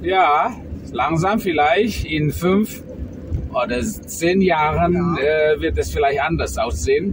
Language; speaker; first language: German; non-native, fluent; Indonesian